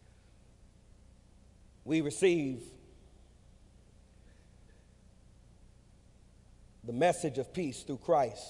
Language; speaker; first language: English; native; English